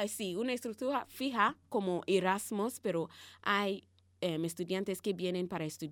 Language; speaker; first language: Spanish; non-native, learner; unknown